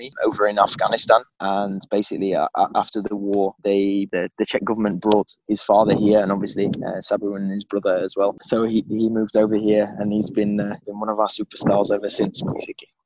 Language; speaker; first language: English; native; English